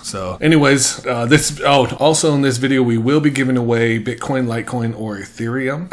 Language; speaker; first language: English; native; English